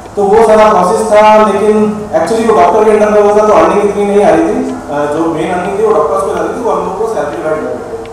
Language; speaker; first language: Hindi; native; Hindi